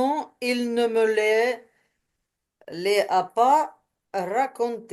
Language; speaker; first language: French; non-native, learner; Ukrainian